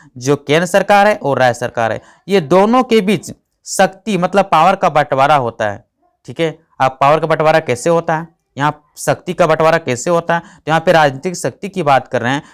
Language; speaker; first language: Hindi; native; Hindi